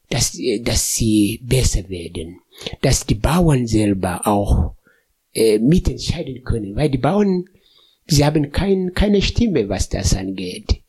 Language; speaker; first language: German; non-native, fluent; Swahili